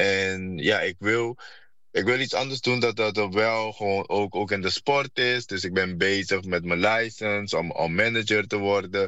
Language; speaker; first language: Dutch; non-native, fluent; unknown